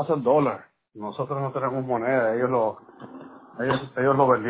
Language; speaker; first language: Spanish; native; Spanish